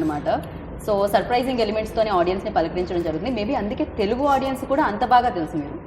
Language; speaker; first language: Telugu; native; Telugu